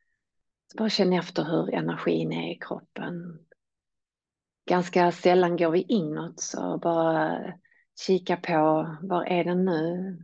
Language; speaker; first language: Swedish; native; Swedish